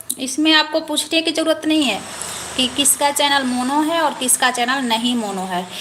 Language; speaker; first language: Hindi; native; Hindi